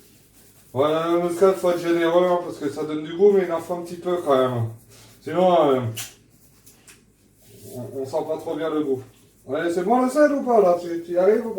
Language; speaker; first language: French; native; French